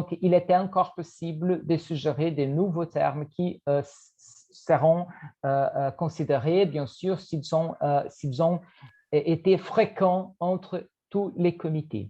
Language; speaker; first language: French; non-native, fluent; Portuguese